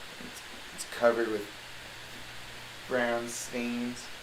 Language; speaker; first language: English; native; English